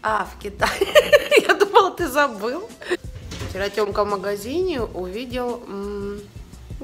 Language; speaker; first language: Russian; native; Russian